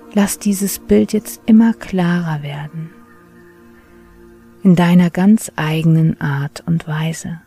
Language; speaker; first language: German; native; German